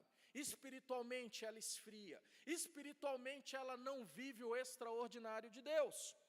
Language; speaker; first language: Portuguese; native; Portuguese